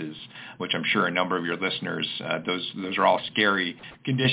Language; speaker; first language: English; native; English